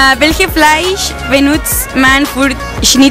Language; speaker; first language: German; non-native, learner; Spanish